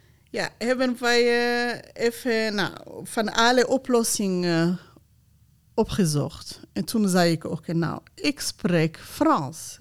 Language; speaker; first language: Dutch; non-native, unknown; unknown